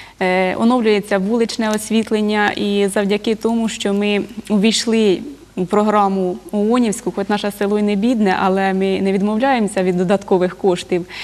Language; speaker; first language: Ukrainian; native; Ukrainian